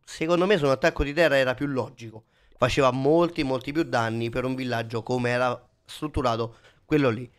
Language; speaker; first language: Italian; native; Italian